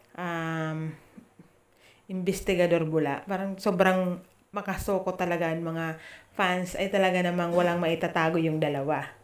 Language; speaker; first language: Filipino; native; Filipino